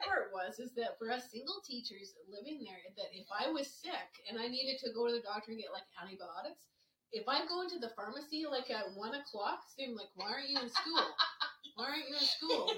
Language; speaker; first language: English; native; English